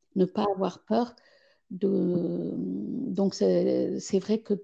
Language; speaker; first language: French; non-native, fluent; Amharic